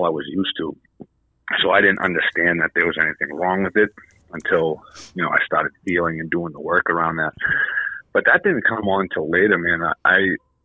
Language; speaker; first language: English; native; English